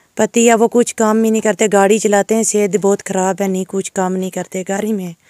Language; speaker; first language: Hindi; non-native, local second language; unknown